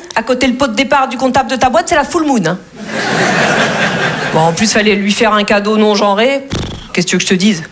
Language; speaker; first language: French; native; French